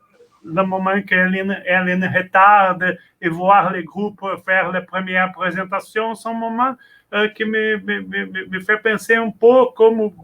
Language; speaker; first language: French; non-native, learner; Portuguese